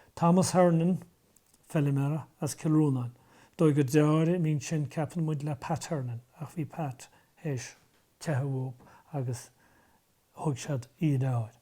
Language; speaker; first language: Irish; native; Irish